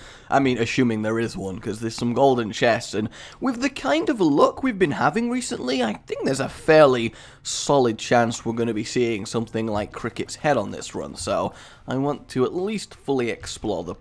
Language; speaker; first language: English; native; English